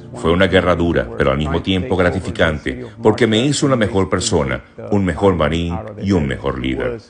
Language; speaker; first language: Spanish; native; Spanish